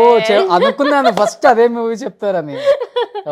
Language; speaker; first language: Telugu; native; Telugu